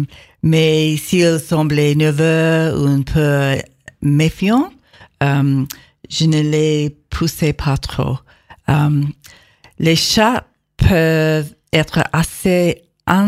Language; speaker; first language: French; non-native, learner; English